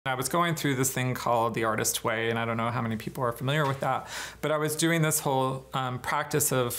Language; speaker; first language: English; native; English